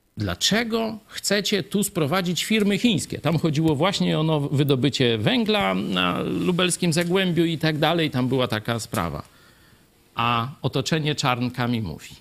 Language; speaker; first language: Polish; native; Polish